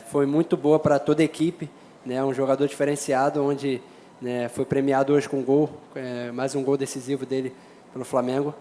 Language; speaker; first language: Portuguese; native; Portuguese